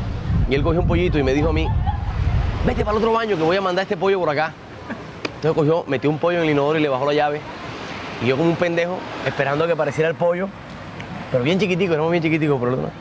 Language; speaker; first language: Spanish; native; Spanish